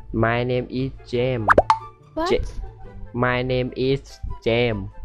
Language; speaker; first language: English; non-native, learner; Thai